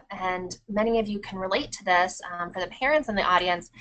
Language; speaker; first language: English; native; English